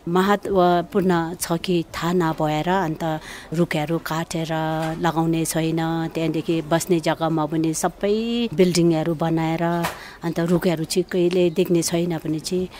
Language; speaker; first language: Nepali; non-native, local second language; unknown